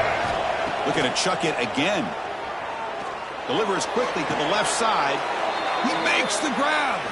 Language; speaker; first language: English; native; English